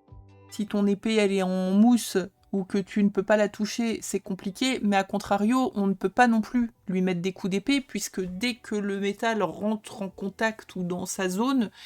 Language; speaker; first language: French; native; French